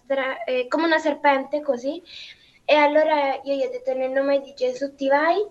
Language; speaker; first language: Italian; non-native, learner; Spanish